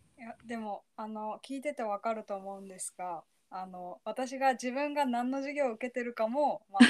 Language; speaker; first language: Japanese; early bilingual, heritage; Japanese